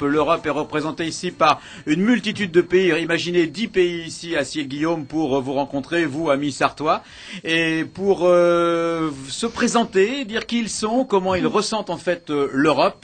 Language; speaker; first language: French; native; French